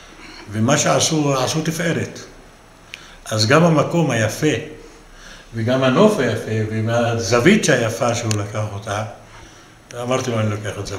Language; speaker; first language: Hebrew; non-native, local second language; Arabic